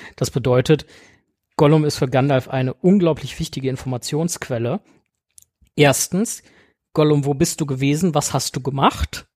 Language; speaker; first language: German; native; German